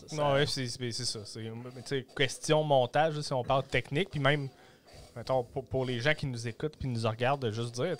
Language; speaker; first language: French; native; French